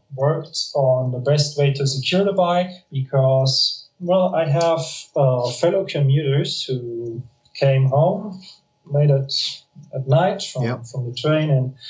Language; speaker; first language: English; non-native, fluent; German